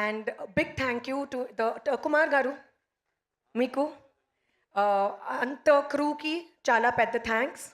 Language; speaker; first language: Telugu; non-native, local second language; Hindi